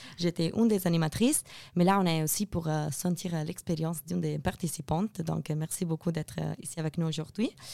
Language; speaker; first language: French; non-native, fluent; Italian